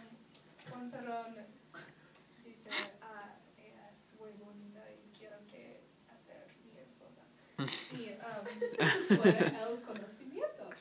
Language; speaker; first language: Spanish; non-native, learner; English